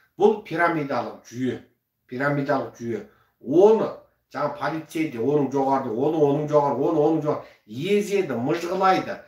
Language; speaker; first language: Kazakh; early bilingual, heritage; Kazakh